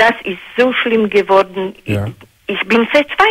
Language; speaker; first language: German; non-native, fluent; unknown